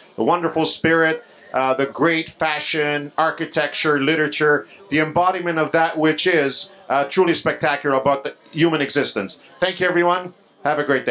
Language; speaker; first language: English; early bilingual, other home language; Italian